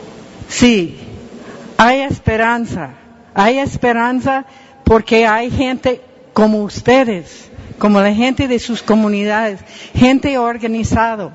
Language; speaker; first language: Spanish; non-native, fluent; English